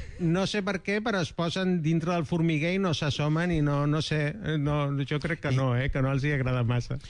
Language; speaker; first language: Catalan; non-native, local second language; Spanish